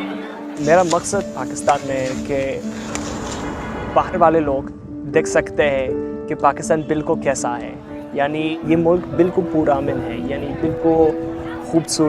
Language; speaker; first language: Hindi; non-native, fluent; English